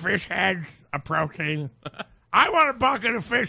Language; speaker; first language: English; native; English